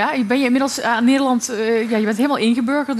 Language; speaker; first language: Dutch; native; Dutch